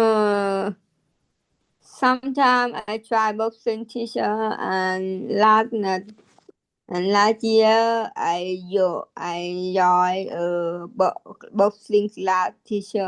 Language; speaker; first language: English; non-native, learner; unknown